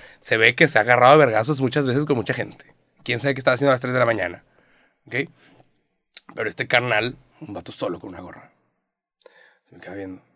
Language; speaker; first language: Spanish; native; Spanish